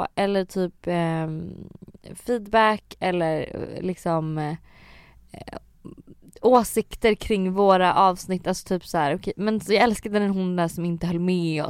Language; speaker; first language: Swedish; native; Swedish